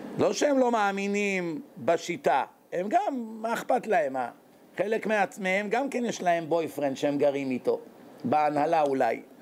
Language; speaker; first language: Hebrew; native; Hebrew